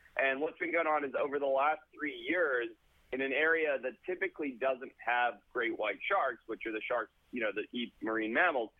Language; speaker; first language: English; native; English